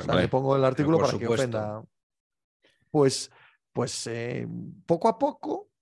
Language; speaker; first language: Spanish; native; Spanish